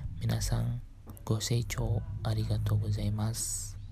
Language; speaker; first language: Japanese; non-native, fluent; Indonesian